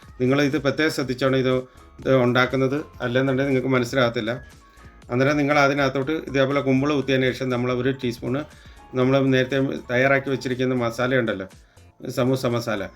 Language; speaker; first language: Malayalam; native; Malayalam